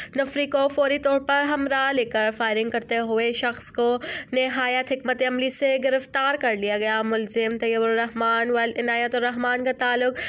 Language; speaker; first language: Urdu; non-native, local second language; Pashto